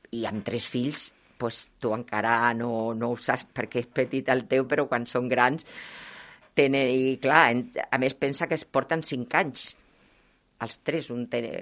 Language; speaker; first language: Catalan; non-native, local second language; Spanish